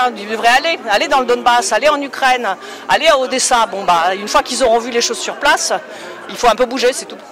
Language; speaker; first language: French; non-native, fluent; Polish